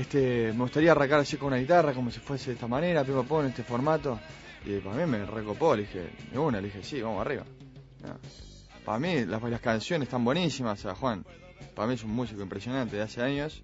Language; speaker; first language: Spanish; native; Spanish